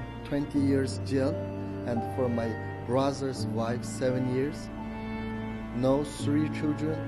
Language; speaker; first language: English; non-native, learner; Uyghur